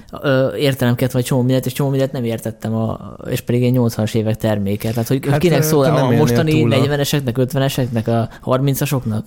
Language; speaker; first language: Hungarian; native; Hungarian